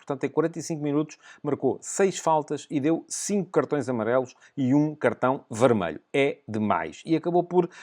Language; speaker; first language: Portuguese; native; Portuguese